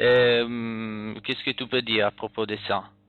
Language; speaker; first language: French; non-native, learner; Italian